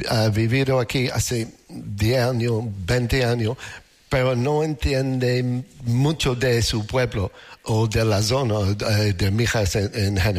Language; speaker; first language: Spanish; non-native, learner; English